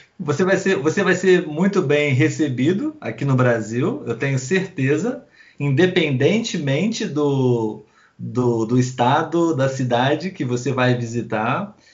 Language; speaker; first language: Portuguese; native; Portuguese